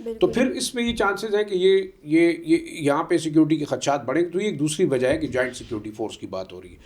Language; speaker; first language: Urdu; native; Urdu